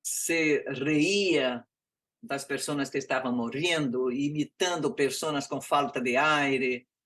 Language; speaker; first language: Spanish; non-native, fluent; Portuguese